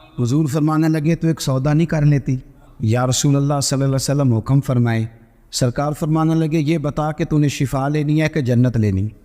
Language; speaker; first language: Urdu; non-native, local second language; Punjabi